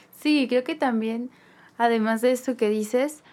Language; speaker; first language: Spanish; native; Spanish